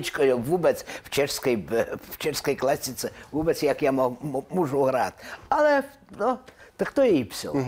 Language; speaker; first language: Czech; non-native, learner; Russian